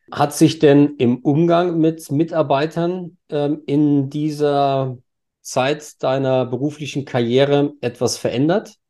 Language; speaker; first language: German; native; German